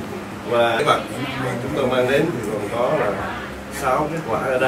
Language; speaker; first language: Vietnamese; native; Vietnamese